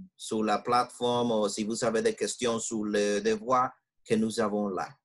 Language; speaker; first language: French; non-native, learner; Spanish